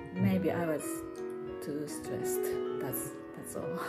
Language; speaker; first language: English; non-native, fluent; Japanese